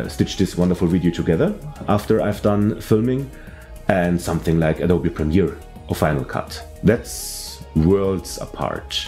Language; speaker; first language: English; non-native, fluent; German